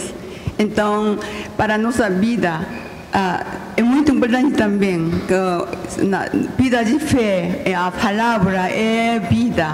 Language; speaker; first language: Portuguese; non-native, learner; Korean